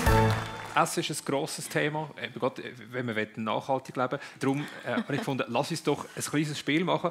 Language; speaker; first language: German; native; German